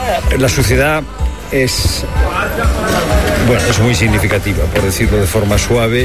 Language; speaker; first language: Spanish; native; Spanish